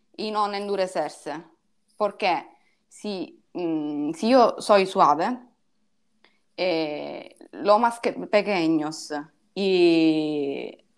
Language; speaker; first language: Spanish; non-native, learner; Italian